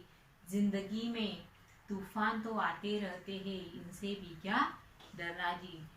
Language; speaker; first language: Hindi; non-native, local second language; Marathi